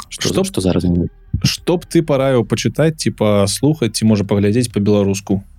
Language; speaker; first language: Belarusian; non-native, local second language; Russian